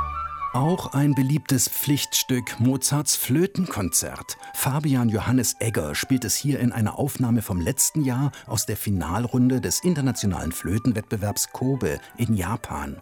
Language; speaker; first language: German; native; German